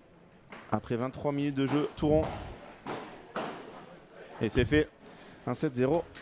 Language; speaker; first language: French; native; French